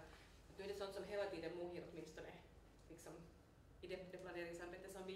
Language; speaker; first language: Swedish; native; Swedish